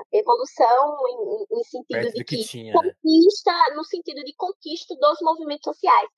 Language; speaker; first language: Portuguese; native; Portuguese